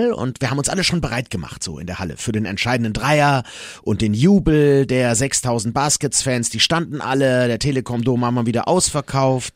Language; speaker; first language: German; native; German